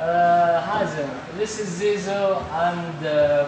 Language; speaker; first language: English; non-native, learner; Arabic